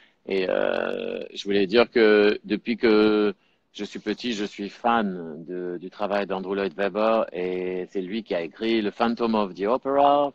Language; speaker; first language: French; native; French